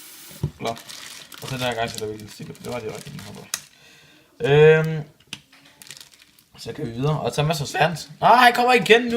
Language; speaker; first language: Danish; native; Danish